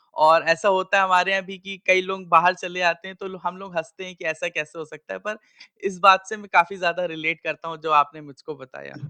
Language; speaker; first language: Hindi; native; Hindi